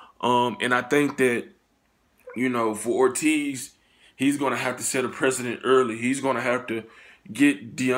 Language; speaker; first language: English; native; English